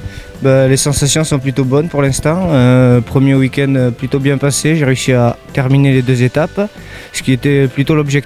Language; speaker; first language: French; native; French